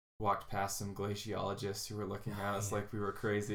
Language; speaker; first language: English; native; English